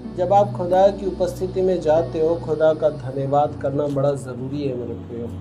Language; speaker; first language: Hindi; native; Hindi